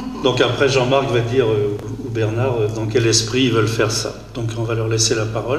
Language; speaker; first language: French; native; French